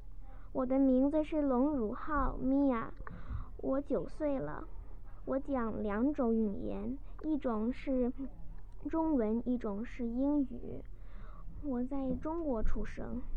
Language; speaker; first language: Chinese; early bilingual, other home language; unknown